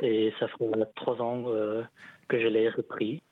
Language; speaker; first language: French; non-native, local second language; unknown